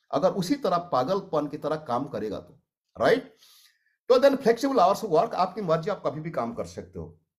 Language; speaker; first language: Hindi; non-native, local second language; Odia